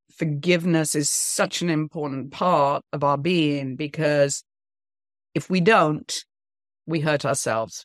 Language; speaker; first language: English; native; English